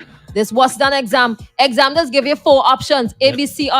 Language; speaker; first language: English; native; English